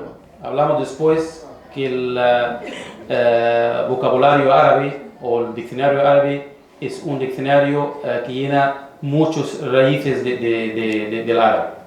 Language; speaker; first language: Spanish; non-native, fluent; Arabic